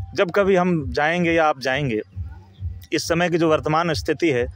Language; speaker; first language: Hindi; native; Hindi